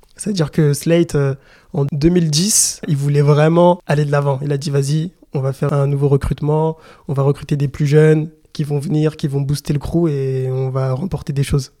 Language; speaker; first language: French; early bilingual, other home language; Lingala